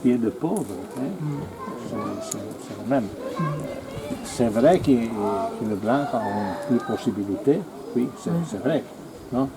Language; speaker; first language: French; non-native, learner; Italian